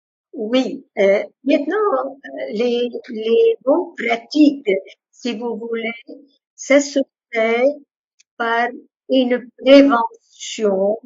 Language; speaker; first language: French; non-native, local second language; Arabic